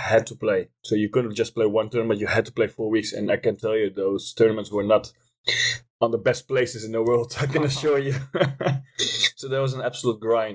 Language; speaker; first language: English; non-native, fluent; Dutch